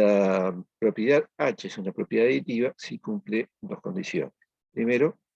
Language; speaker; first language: Spanish; native; Spanish